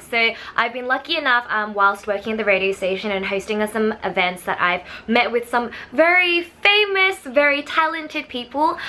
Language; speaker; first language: English; early bilingual, other home language; Chinese